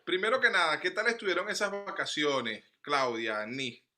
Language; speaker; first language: Spanish; native; Spanish